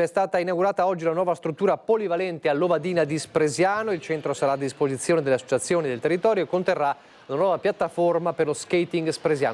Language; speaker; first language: Italian; native; Italian